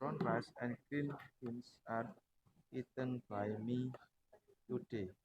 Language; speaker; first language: English; non-native, learner; Javanese